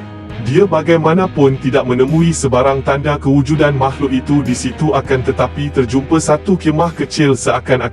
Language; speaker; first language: Malay; native; Malay